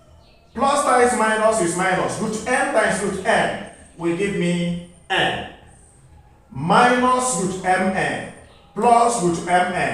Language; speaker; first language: English; non-native, local second language; Igbo